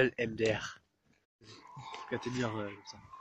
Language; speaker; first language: French; native; French